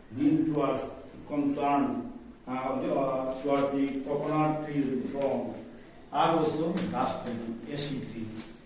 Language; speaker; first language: English; non-native, local second language; Bangla